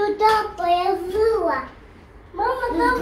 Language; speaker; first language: Russian; early bilingual, heritage; Russian